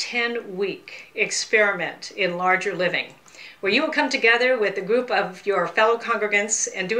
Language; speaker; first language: English; native; English